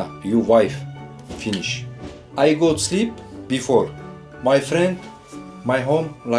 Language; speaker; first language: English; non-native, learner; Turkish